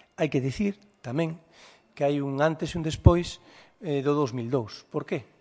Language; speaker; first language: Galician; native; Galician